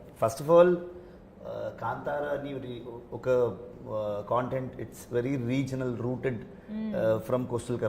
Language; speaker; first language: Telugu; non-native, learner; Kannada